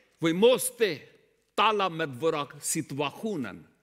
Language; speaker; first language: Swedish; non-native, learner; Urdu